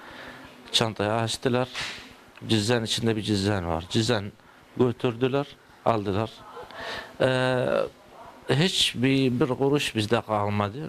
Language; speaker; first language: Turkish; non-native, learner; Arabic